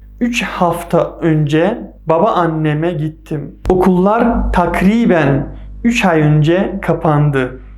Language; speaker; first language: Turkish; non-native, fluent; Persian